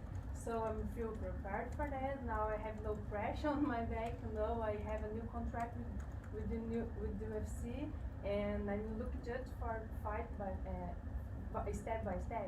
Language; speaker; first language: English; non-native, learner; Portuguese